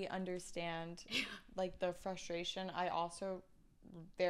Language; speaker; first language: English; non-native, fluent; Chinese